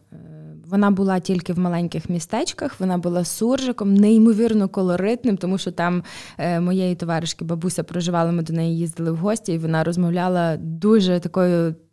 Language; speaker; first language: Ukrainian; native; Ukrainian